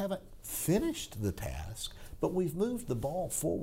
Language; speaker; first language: English; native; English